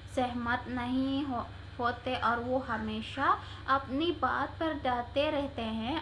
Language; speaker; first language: Hindi; non-native, learner; Indonesian